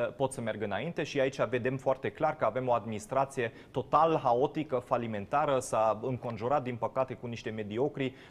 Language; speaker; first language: Romanian; non-native, fluent; German